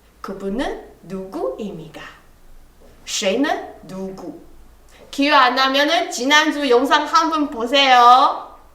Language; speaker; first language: Korean; non-native, fluent; Chinese